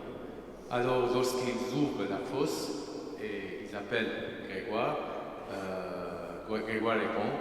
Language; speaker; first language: French; non-native, fluent; Armenian